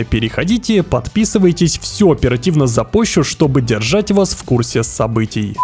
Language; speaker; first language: Russian; native; Russian